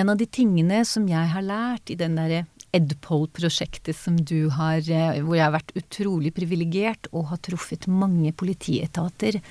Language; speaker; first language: Norwegian; non-native, fluent; Hebrew